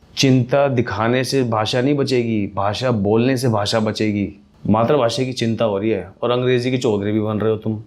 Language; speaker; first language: Hindi; native; Hindi